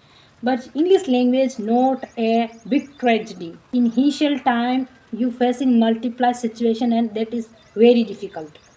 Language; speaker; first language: English; non-native, learner; Marwari